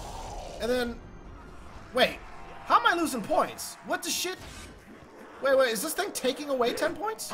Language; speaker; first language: English; native; English